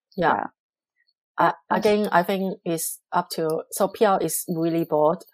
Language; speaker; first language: English; non-native, local second language; Cantonese